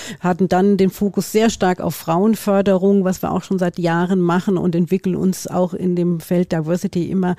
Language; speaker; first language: German; native; German